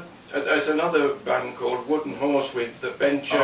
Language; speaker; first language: English; native; English